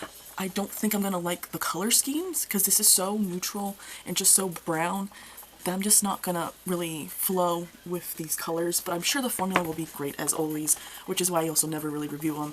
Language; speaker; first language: English; native; English